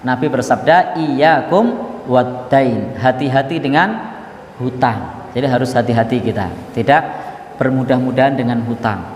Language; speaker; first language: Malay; non-native, local second language; Javanese